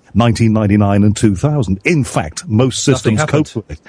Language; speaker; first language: English; native; English